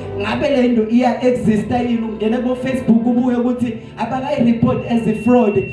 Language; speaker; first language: Zulu; non-native, local second language; Swati